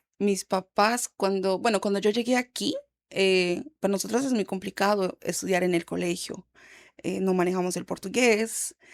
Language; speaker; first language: Spanish; early bilingual, heritage; Spanish